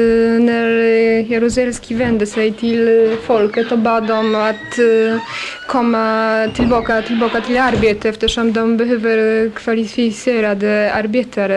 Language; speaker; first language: Swedish; non-native, fluent; Polish